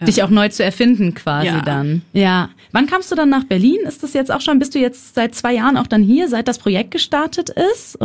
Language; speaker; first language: German; native; German